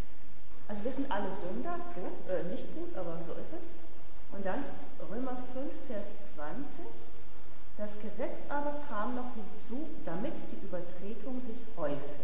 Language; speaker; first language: German; native; German